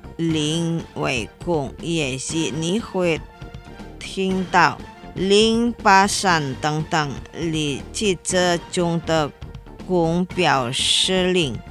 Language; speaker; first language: Chinese; non-native, fluent; Indonesian